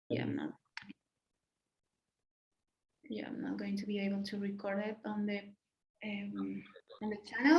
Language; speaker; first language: English; non-native, fluent; Spanish